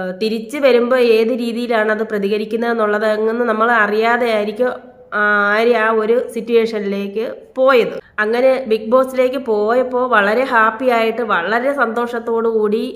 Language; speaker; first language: Malayalam; native; Malayalam